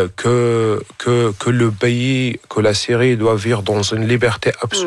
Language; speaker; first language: French; non-native, fluent; Arabic